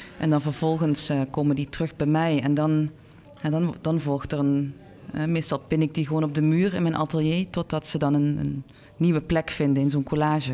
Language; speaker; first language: Dutch; native; Dutch